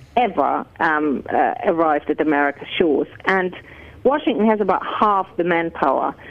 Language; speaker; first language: English; non-native, fluent; German